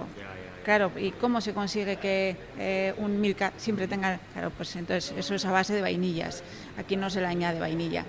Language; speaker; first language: Spanish; native; Spanish